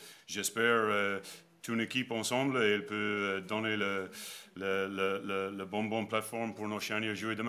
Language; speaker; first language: French; non-native, learner; English